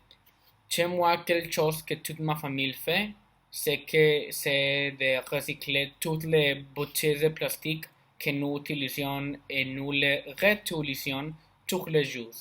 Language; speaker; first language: French; non-native, learner; Spanish